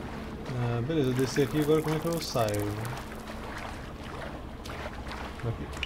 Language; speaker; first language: Portuguese; native; Portuguese